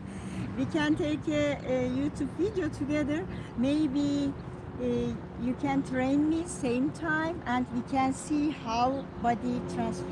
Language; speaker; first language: English; non-native, learner; Turkish